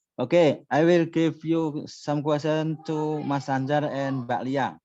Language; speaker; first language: English; non-native, learner; Indonesian